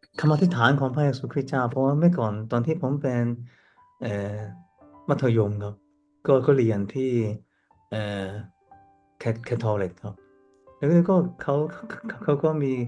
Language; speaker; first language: Thai; non-native, learner; Cantonese